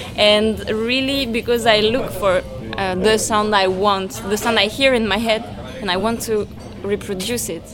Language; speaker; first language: English; non-native, fluent; French